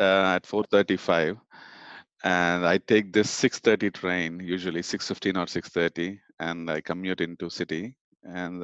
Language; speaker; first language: English; non-native, local second language; Tamil